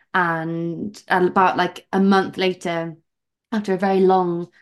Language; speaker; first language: English; native; English